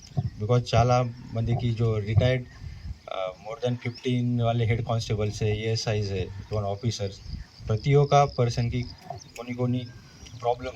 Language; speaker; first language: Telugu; non-native, learner; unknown